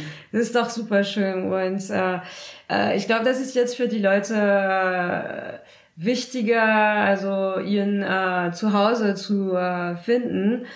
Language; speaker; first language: German; non-native, fluent; French